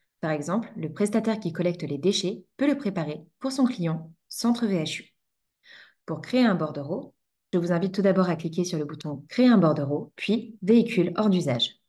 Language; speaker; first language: French; native; French